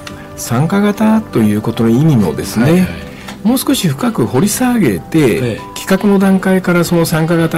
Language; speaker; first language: Japanese; native; Japanese